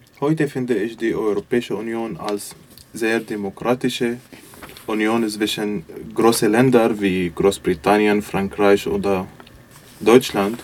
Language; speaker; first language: German; non-native, learner; Arabic